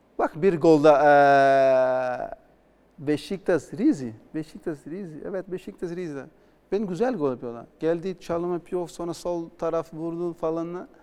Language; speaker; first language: Turkish; non-native, learner; Portuguese